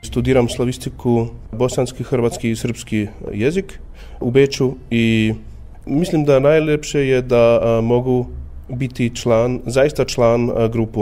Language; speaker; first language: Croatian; non-native, learner; German